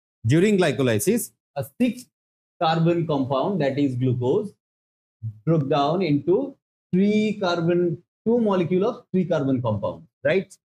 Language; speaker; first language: English; non-native, local second language; Bangla